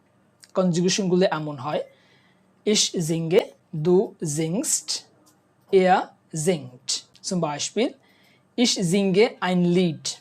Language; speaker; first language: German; non-native, fluent; Bangla